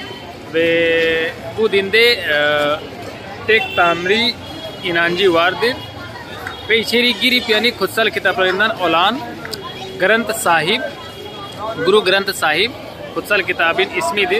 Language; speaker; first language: Turkish; non-native, fluent; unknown